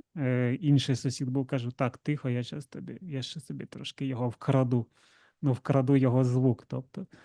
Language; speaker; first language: Ukrainian; non-native, local second language; Russian